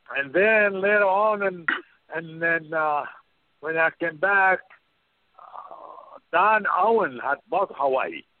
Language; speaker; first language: English; non-native, fluent; Arabic